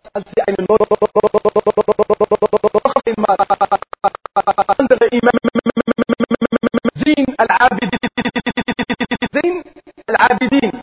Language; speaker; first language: German; non-native, learner; Arabic